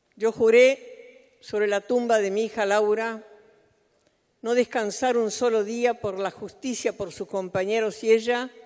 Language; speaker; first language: Spanish; native; Spanish